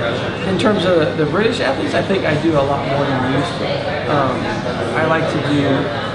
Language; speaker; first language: English; native; English